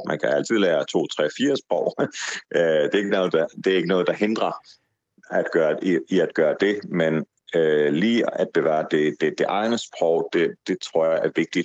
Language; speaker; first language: Danish; non-native, fluent; Hebrew